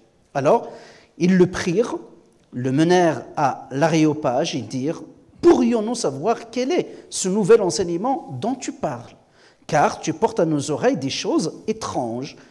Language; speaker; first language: French; non-native, local second language; Kabyle